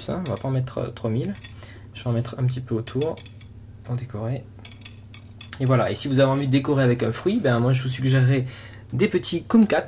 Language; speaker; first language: French; native; French